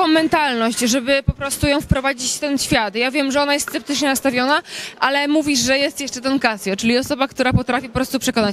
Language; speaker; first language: Polish; native; Polish